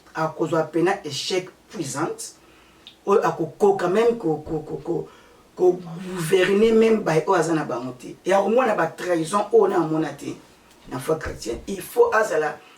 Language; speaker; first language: Lingala; non-native, local second language; Kongo